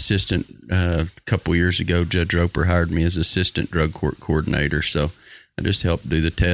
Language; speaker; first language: English; native; English